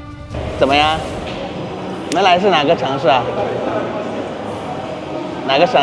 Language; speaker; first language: Chinese; non-native, fluent; Akan